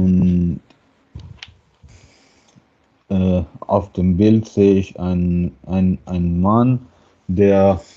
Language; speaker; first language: German; non-native, learner; Hindi